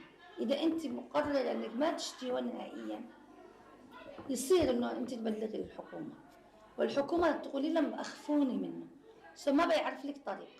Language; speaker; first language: Arabic; native; Arabic